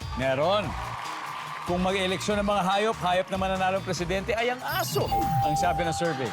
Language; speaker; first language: Filipino; native; Filipino